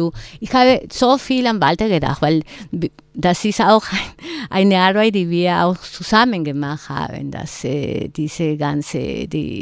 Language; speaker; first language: German; non-native, fluent; Spanish